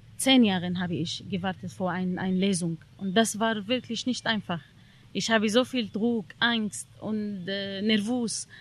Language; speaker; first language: German; non-native, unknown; Arabic